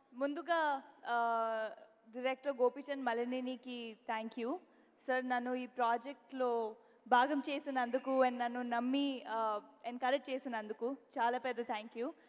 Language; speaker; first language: Telugu; non-native, fluent; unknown